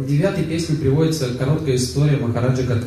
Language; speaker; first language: Russian; native; Russian